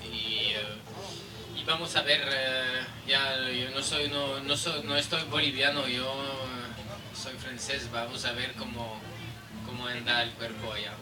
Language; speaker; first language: Spanish; non-native, learner; French